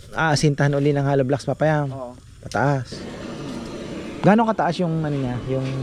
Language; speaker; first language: Filipino; native; Filipino